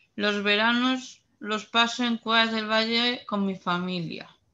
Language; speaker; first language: Spanish; native; Spanish